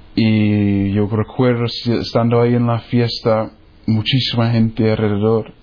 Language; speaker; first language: Spanish; non-native, fluent; English